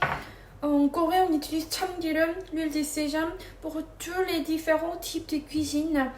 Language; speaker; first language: French; non-native, fluent; Korean